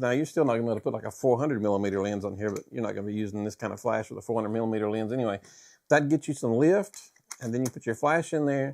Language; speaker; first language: English; native; English